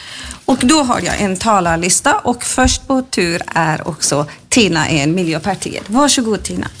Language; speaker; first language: Swedish; native; Swedish